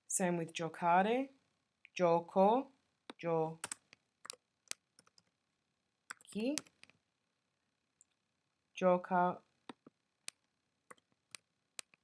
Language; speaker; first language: Italian; non-native, fluent; English